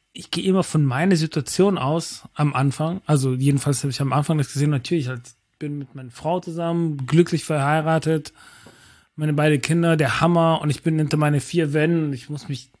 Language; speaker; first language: German; non-native, fluent; Portuguese